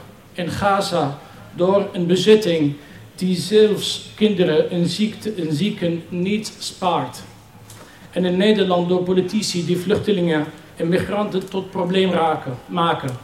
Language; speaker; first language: Dutch; non-native, fluent; Arabic